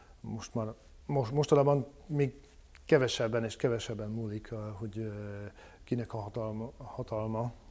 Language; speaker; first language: Hungarian; non-native, fluent; French